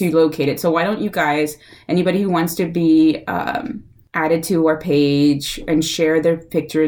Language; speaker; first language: English; early bilingual, other home language; Spanish